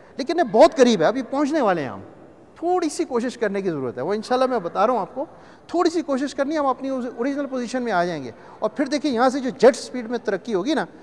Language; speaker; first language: Urdu; non-native, local second language; Punjabi